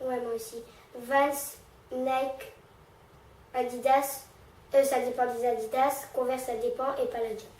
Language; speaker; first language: French; native; French